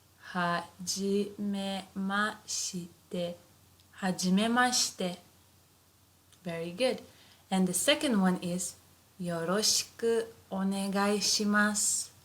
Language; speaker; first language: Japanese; non-native, fluent; English